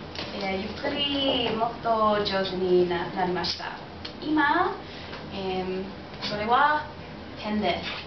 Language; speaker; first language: Japanese; non-native, learner; English